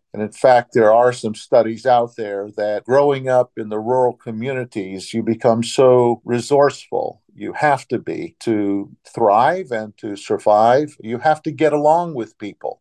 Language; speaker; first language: English; native; English